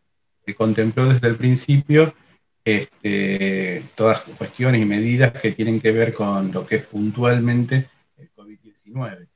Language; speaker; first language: Spanish; native; Spanish